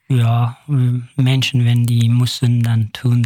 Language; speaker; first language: German; non-native, fluent; Kurdish